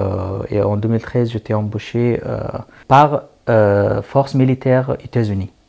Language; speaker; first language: French; non-native, learner; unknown